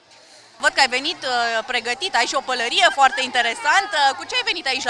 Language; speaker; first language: Romanian; native; Romanian